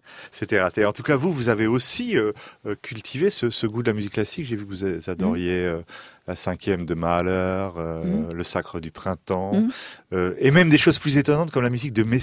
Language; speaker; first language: French; native; French